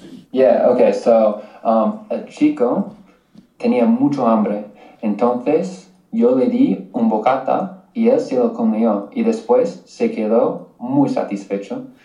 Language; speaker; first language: Spanish; non-native, fluent; English